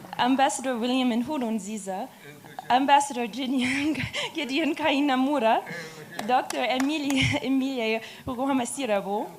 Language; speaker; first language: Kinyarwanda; non-native, learner; English